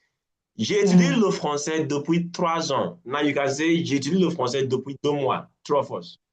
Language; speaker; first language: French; non-native, fluent; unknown